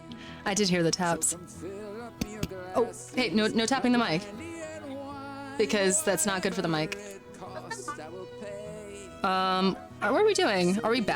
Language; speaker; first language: English; native; English